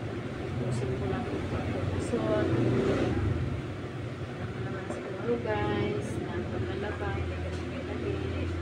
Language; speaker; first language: Filipino; native; Filipino